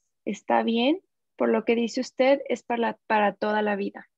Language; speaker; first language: Spanish; non-native, fluent; English